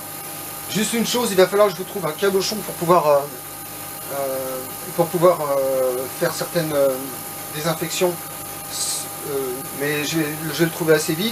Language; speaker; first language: French; native; French